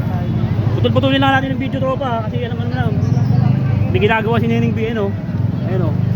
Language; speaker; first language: Filipino; native; Filipino